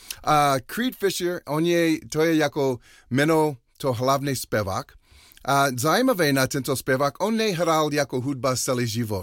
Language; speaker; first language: Czech; non-native, learner; English